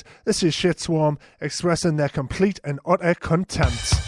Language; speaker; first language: English; native; English